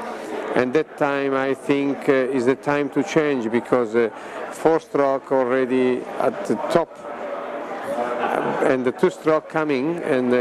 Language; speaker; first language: English; non-native, learner; Italian